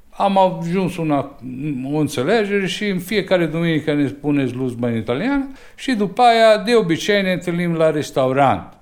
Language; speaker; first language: Romanian; non-native, fluent; Italian